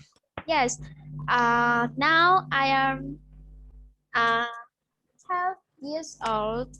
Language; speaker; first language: English; non-native, learner; Vietnamese